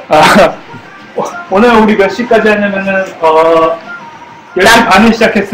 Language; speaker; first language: Korean; native; Korean